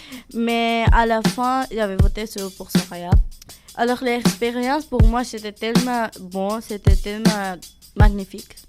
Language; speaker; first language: French; non-native, learner; Bangla